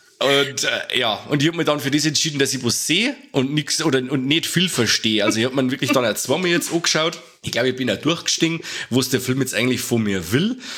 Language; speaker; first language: German; native; German